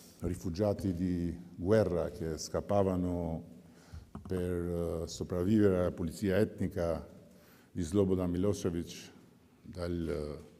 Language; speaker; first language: Italian; non-native, fluent; Albanian